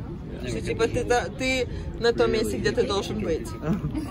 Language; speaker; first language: Russian; early bilingual, heritage; Russian